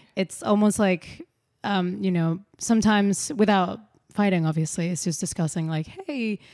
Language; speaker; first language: English; non-native, fluent; Spanish